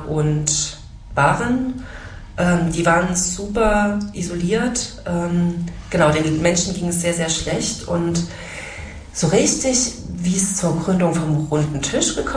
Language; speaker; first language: German; native; German